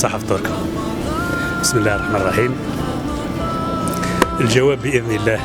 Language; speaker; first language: Arabic; native; Arabic